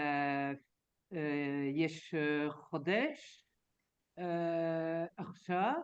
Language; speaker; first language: Hebrew; non-native, learner; French